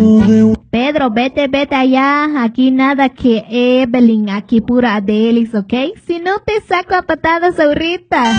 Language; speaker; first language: Spanish; native; Spanish